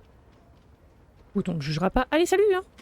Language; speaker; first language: French; native; French